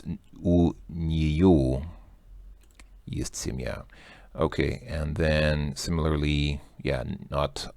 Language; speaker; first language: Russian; non-native, learner; English